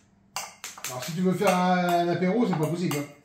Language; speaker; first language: French; native; French